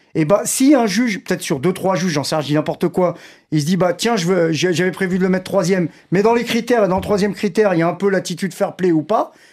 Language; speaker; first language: French; native; French